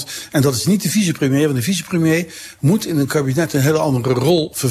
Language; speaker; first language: Dutch; native; Dutch